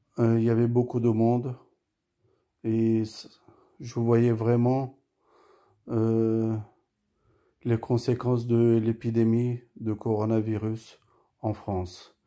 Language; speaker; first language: French; early bilingual, other home language; Turkish